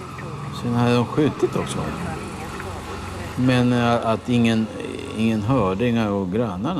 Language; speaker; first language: Swedish; early bilingual, heritage; Swedish